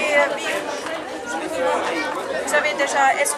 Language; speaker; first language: French; non-native, fluent; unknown